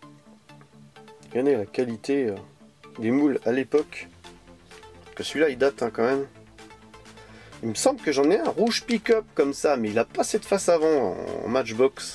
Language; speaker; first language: French; native; French